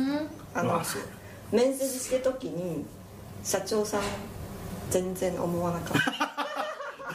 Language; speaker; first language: Japanese; non-native, fluent; Chinese